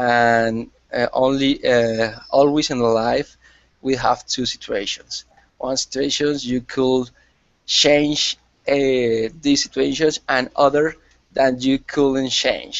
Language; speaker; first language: English; non-native, learner; Spanish